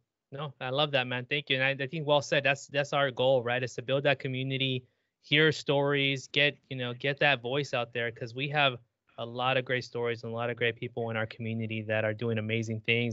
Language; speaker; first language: English; early bilingual, other home language; Spanish